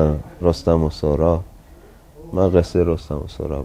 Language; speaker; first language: Persian; native; Persian